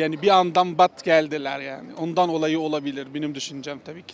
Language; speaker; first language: Turkish; non-native, fluent; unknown